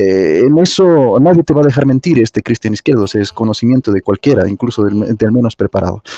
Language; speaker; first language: Spanish; native; Spanish